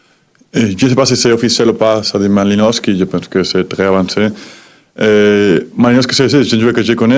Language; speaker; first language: French; non-native, fluent; Spanish